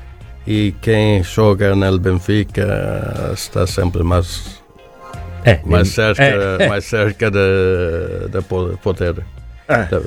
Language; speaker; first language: Italian; non-native, learner; Swedish